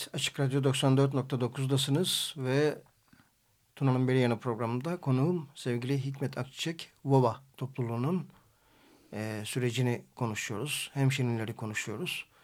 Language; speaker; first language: Turkish; native; Turkish